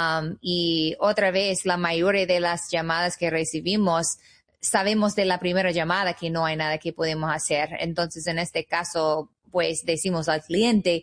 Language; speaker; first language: Spanish; non-native, fluent; English